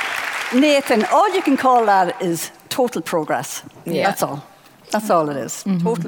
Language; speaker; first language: English; native; English